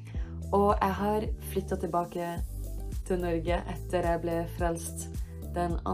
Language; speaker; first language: Norwegian; early bilingual, heritage; French